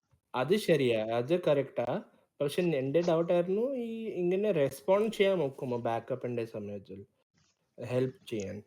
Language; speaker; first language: Malayalam; early bilingual, heritage; Malayalam